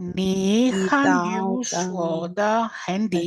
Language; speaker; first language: Chinese; non-native, learner; Greek